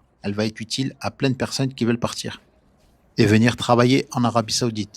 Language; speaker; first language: French; native; French